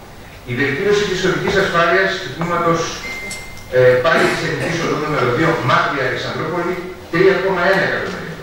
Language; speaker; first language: Greek; native; Greek